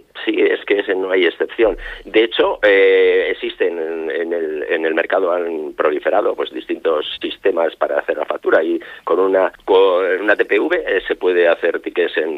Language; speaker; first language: Spanish; native; Spanish